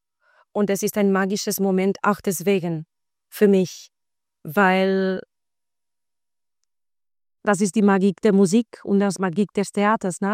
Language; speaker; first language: German; non-native, fluent; Spanish